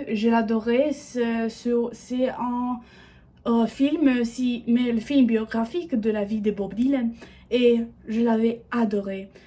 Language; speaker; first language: French; non-native, learner; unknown